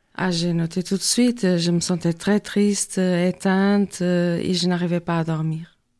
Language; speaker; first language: French; non-native, fluent; Portuguese